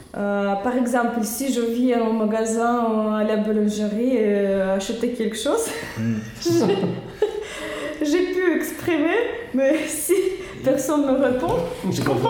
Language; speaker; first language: French; non-native, learner; Russian